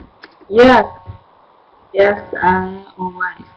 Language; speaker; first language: English; non-native, learner; Vietnamese